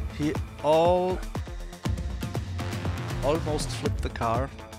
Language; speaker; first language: English; non-native, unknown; German